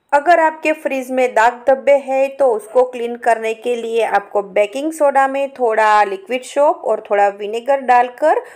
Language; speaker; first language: Hindi; non-native, local second language; Gujarati